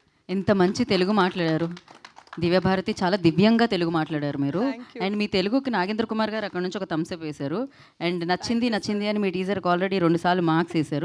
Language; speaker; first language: Telugu; native; Telugu